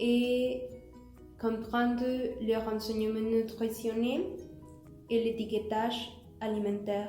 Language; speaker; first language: French; non-native, learner; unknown